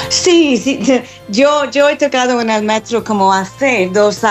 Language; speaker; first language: Spanish; non-native, fluent; English